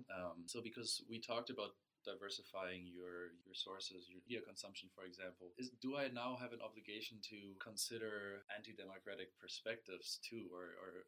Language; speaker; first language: English; non-native, fluent; German